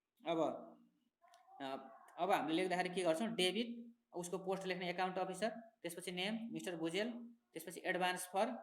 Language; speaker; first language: Nepali; native; Nepali